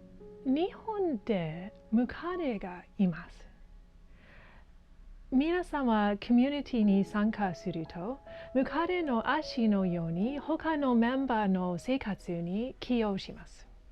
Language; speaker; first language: Japanese; non-native, learner; English